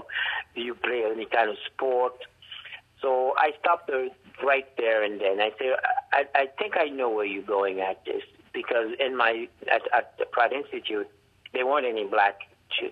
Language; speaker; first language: English; non-native, fluent; Haitian Creole